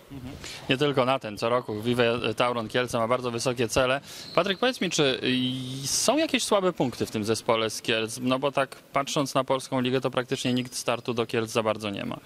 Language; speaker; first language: Polish; native; Polish